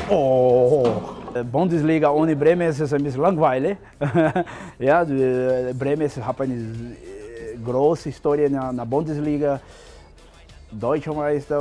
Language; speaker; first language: German; non-native, learner; Portuguese